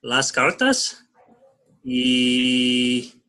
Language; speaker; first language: Spanish; non-native, learner; English